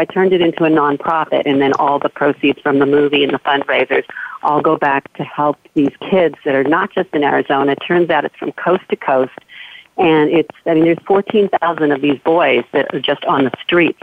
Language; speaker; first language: English; native; English